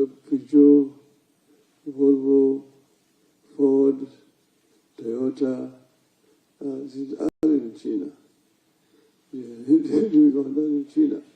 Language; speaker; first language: German; non-native, fluent; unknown